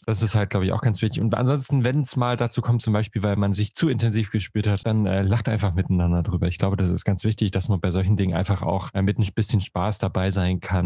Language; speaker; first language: German; native; German